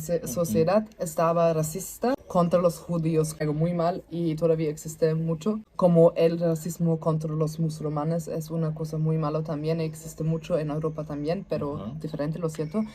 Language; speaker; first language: Spanish; non-native, learner; German